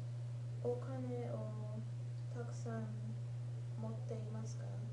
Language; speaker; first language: Japanese; non-native, learner; English